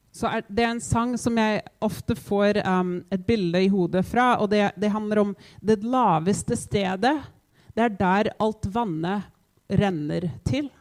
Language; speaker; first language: Norwegian; non-native, fluent; English